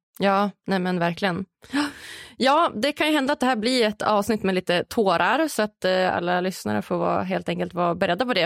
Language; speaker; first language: Swedish; native; Swedish